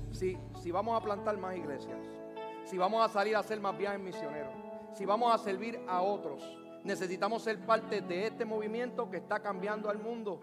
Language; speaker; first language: Spanish; native; Spanish